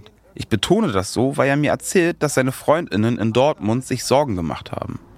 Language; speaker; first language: German; native; German